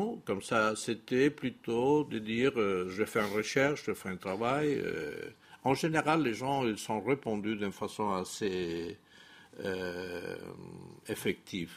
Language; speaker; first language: French; non-native, fluent; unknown